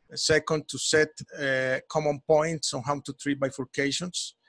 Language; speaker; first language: English; non-native, fluent; Spanish